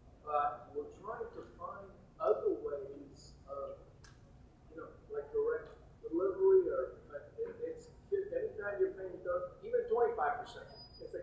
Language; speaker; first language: English; native; English